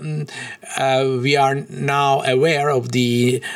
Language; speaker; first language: English; non-native, learner; Hungarian